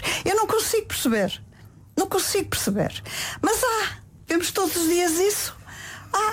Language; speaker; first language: Portuguese; native; Portuguese